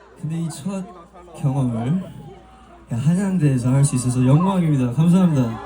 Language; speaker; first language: Korean; early bilingual, heritage; Korean